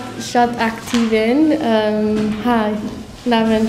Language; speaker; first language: Armenian; non-native, learner; English